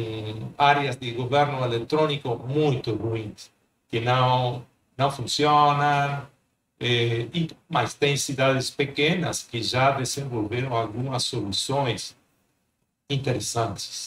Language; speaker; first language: Portuguese; non-native, fluent; Spanish